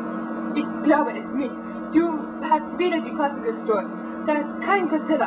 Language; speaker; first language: German; non-native, learner; English